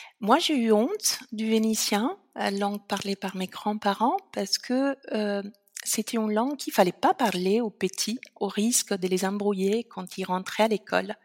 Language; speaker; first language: French; non-native, fluent; Italian